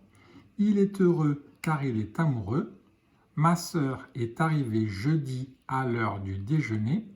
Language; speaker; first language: French; native; French